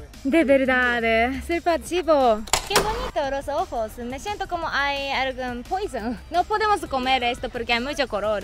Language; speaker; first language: Spanish; non-native, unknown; Japanese